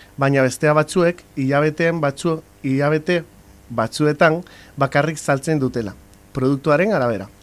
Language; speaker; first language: Basque; non-native, local second language; Spanish